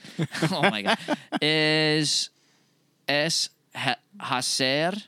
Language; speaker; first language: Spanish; non-native, learner; English